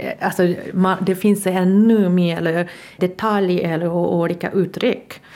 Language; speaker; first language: Swedish; non-native, fluent; Japanese